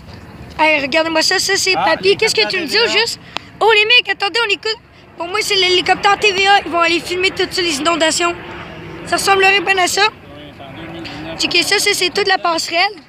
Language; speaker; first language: French; native; French